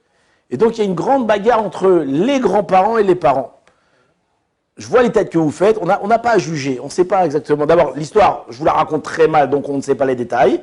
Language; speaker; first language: French; native; French